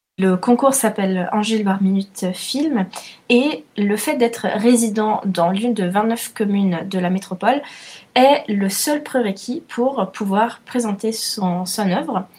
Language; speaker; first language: French; non-native, fluent; Italian